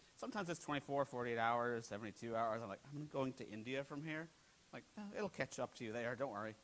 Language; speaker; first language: English; native; English